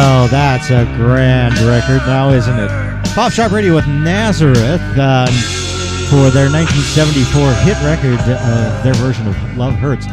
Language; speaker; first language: English; native; English